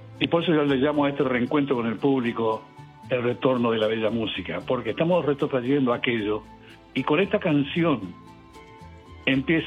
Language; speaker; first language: Spanish; non-native, local second language; Guarani